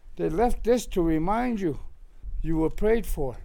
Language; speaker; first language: English; native; English